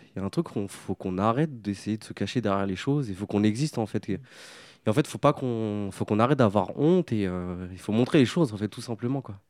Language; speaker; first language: French; native; French